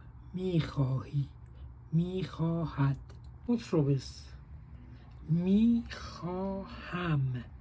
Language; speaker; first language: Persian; non-native, learner; Spanish